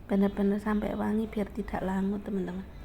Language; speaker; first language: Indonesian; native; Indonesian